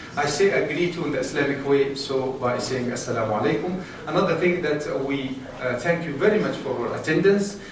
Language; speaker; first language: English; non-native, fluent; Arabic